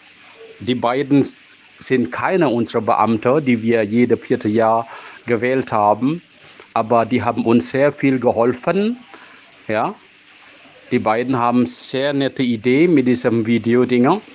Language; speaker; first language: German; non-native, fluent; Indonesian